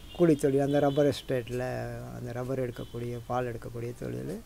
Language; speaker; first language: Tamil; native; Tamil